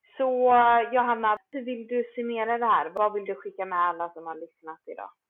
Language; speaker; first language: Swedish; native; Swedish